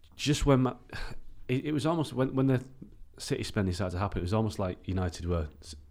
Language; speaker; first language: English; native; English